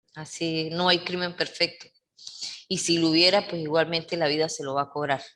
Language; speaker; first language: Spanish; native; Spanish